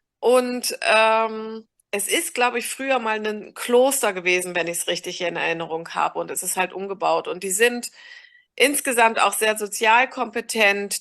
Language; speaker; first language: German; native; German